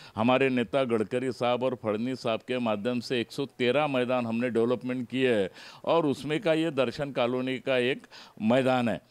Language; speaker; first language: Hindi; non-native, local second language; Marathi